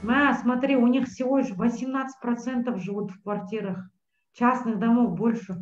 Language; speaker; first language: Russian; native; Russian